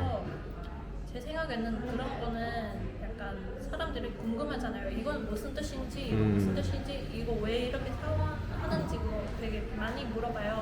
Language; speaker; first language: Korean; non-native, fluent; Vietnamese